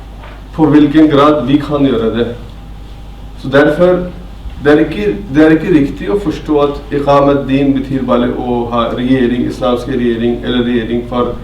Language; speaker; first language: Norwegian; non-native, fluent; Urdu